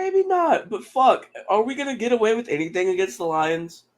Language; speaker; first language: English; native; English